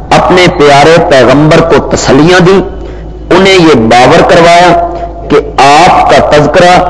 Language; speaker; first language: Urdu; non-native, local second language; Punjabi